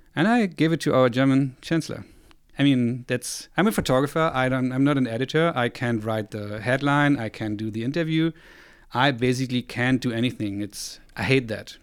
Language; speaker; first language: English; non-native, fluent; German